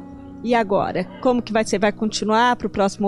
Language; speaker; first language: Portuguese; native; Portuguese